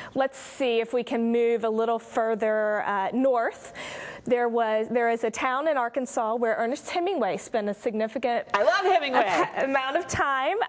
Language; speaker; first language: English; native; English